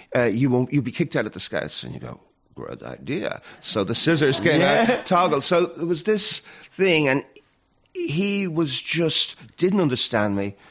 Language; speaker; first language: English; native; English